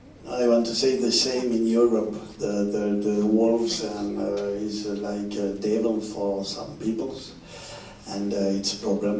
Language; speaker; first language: English; non-native, learner; French